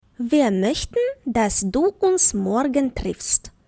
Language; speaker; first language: German; non-native, fluent; Ukrainian